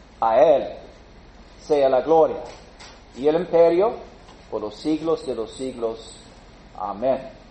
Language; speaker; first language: Spanish; non-native, fluent; English